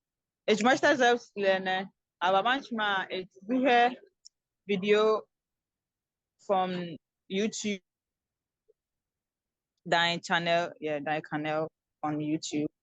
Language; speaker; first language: German; non-native, learner; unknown